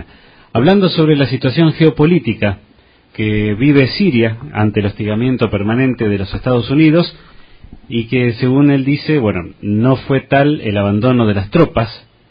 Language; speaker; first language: Spanish; native; Spanish